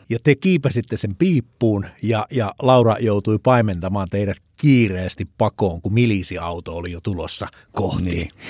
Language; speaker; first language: Finnish; native; Finnish